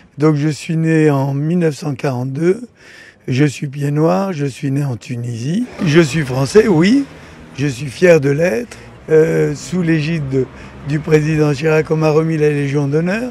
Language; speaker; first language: French; native; French